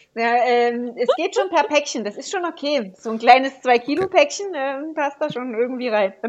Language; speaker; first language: German; native; German